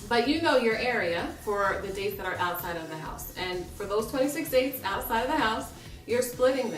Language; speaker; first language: English; native; English